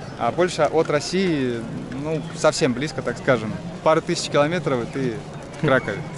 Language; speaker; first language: Russian; native; Russian